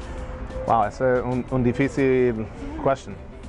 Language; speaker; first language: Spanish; non-native, learner; English